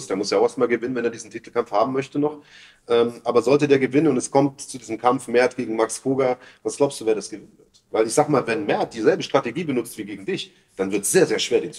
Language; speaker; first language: German; native; German